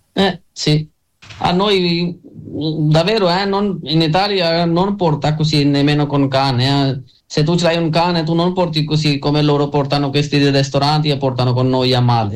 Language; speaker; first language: Italian; non-native, learner; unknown